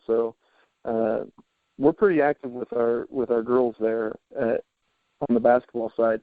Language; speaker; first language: English; native; English